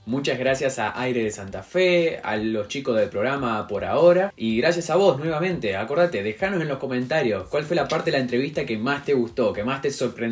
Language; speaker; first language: Spanish; native; Spanish